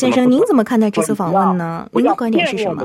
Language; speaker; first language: Chinese; native; Chinese